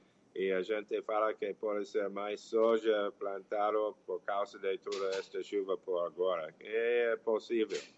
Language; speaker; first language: Portuguese; non-native, fluent; English